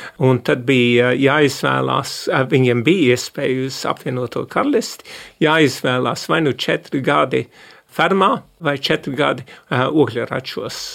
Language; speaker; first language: Latvian; early bilingual, heritage; Latvian